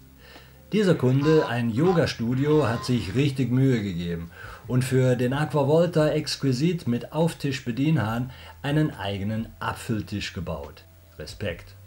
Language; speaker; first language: German; native; German